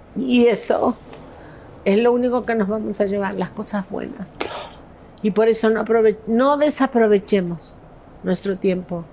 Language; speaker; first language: Spanish; native; Spanish